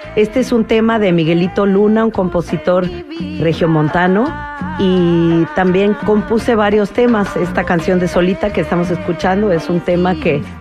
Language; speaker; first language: Spanish; native; Spanish